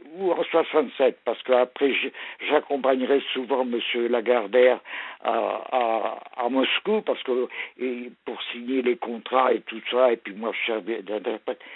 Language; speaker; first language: French; early bilingual, other home language; Polish